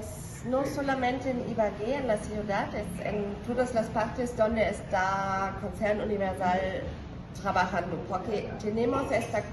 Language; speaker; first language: Spanish; non-native, fluent; German